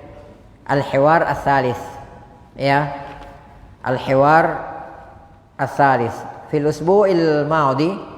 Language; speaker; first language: Arabic; non-native, fluent; Indonesian